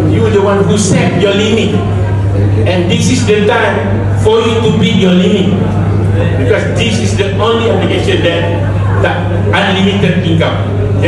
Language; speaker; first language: English; non-native, local second language; Malay